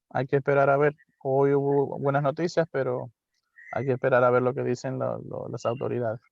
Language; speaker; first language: Spanish; early bilingual, heritage; English